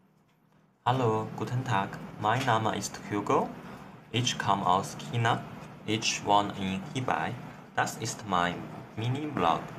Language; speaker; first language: German; non-native, learner; Chinese